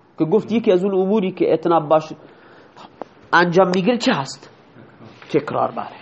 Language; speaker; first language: Persian; non-native, local second language; Baluchi